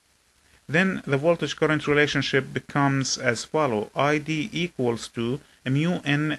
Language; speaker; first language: English; non-native, fluent; Arabic